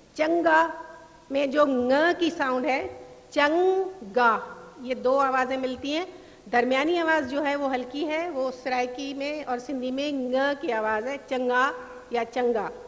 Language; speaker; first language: Urdu; non-native, local second language; Sindhi